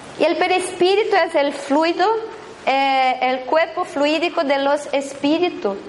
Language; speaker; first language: Spanish; non-native, fluent; Portuguese